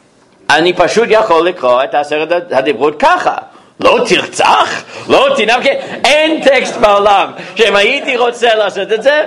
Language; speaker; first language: Hebrew; non-native, fluent; English